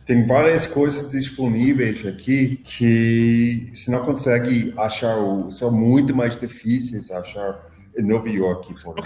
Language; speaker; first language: Portuguese; non-native, fluent; English